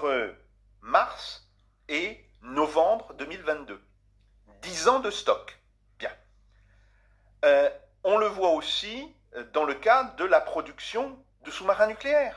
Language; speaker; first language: French; native; French